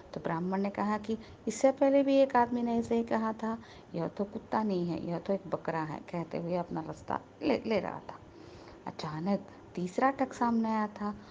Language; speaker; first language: Hindi; non-native, local second language; Telugu